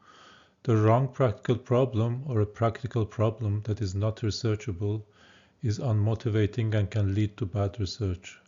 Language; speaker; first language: English; non-native, fluent; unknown